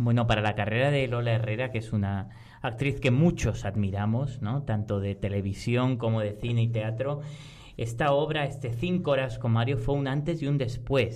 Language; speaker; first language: Spanish; native; Spanish